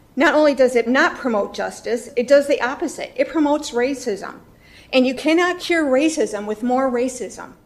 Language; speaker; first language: English; non-native, fluent; Chinese